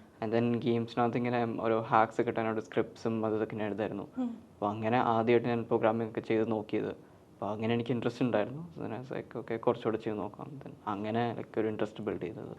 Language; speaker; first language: Malayalam; early bilingual, heritage; Malayalam